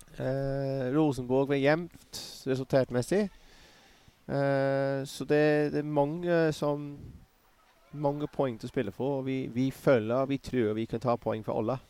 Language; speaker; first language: Norwegian; non-native, fluent; English